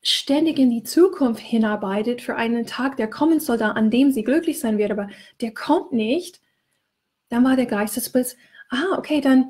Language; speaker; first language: German; non-native, fluent; English